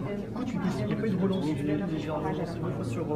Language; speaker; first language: French; native; French